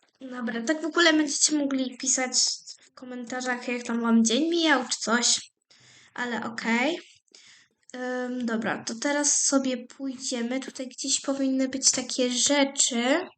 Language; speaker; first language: Polish; native; Polish